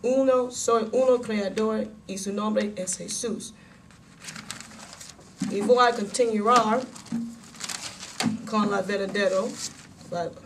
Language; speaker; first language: Spanish; non-native, learner; English